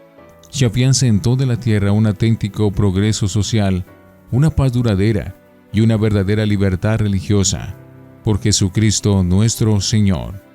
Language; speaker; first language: Spanish; native; Spanish